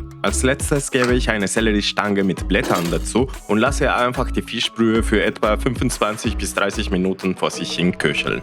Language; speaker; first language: German; non-native, fluent; Spanish